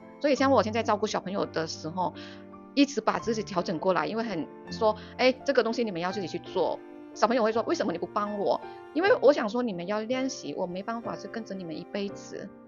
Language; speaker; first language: Chinese; non-native, fluent; Vietnamese